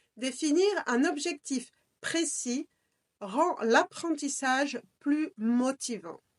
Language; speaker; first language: French; native; French